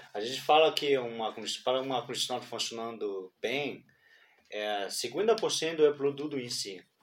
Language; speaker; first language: Portuguese; non-native, fluent; Chinese